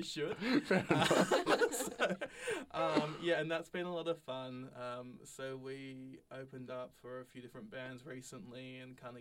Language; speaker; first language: English; native; English